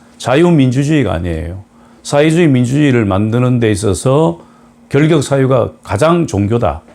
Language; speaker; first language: Korean; native; Korean